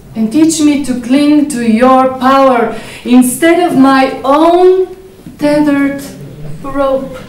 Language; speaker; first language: English; non-native, fluent; Bulgarian